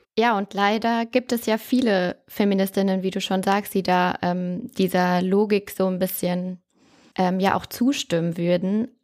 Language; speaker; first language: German; native; German